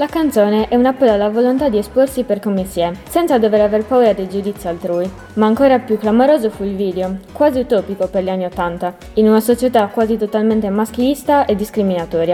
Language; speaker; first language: Italian; native; Italian